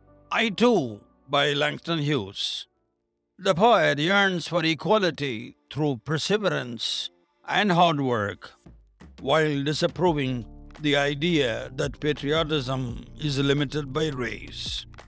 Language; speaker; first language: English; non-native, local second language; Tamil